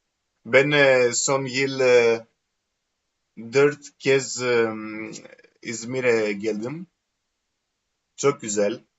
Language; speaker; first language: Turkish; non-native, learner; Greek